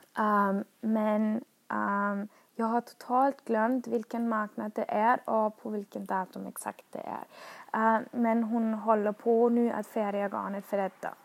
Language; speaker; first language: Swedish; non-native, fluent; German